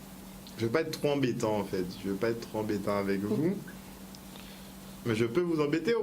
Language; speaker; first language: French; native; French